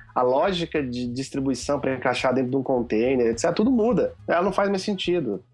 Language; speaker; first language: Portuguese; native; Portuguese